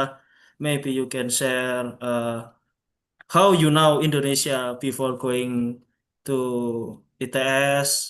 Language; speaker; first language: English; non-native, local second language; Javanese